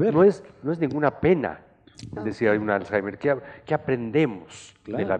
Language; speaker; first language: Spanish; native; Spanish